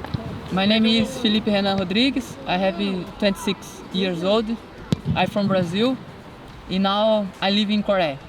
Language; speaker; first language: English; non-native, learner; Portuguese